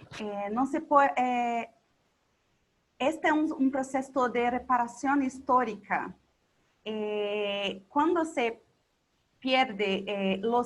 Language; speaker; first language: Spanish; non-native, local second language; Portuguese